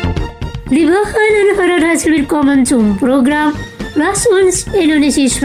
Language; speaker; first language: German; non-native, fluent; Indonesian